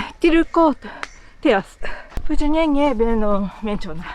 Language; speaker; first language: Polish; non-native, learner; Japanese